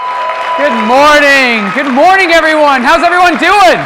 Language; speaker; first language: English; native; English